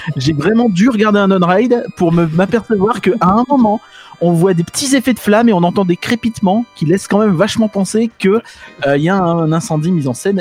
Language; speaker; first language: French; native; French